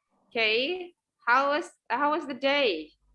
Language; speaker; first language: English; non-native, fluent; Indonesian